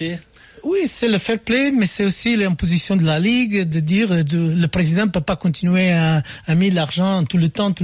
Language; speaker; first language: French; non-native, fluent; Portuguese